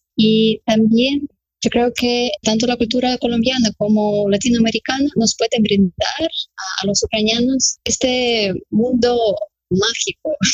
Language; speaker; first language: Spanish; non-native, fluent; Ukrainian